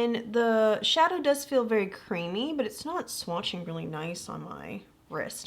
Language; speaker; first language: English; native; English